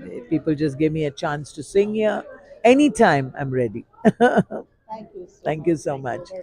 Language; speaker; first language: English; non-native, local second language; Tamil